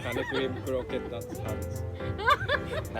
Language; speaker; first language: Japanese; native; Japanese